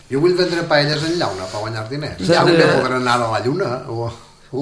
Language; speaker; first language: Catalan; native; Catalan